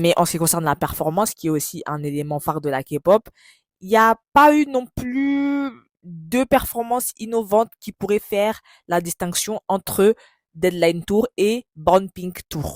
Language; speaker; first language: French; native; French